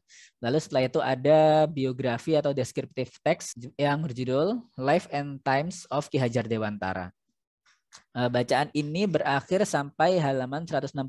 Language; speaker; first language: Indonesian; native; Indonesian